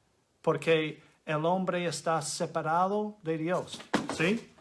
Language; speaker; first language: Spanish; non-native, fluent; English